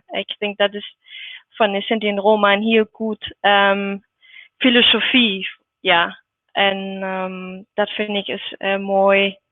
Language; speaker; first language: Dutch; non-native, learner; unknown